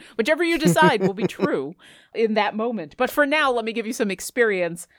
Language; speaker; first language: English; native; English